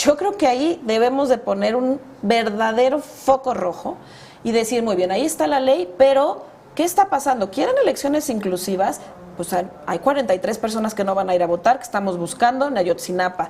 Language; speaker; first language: Spanish; native; Spanish